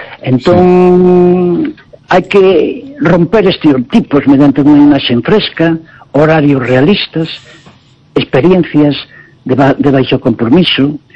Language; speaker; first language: Galician; non-native, local second language; Spanish